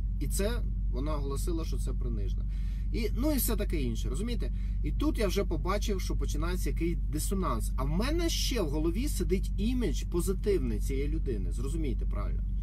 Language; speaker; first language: Ukrainian; non-native, local second language; Russian